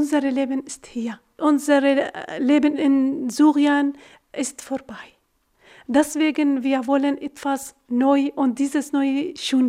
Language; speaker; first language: German; non-native, learner; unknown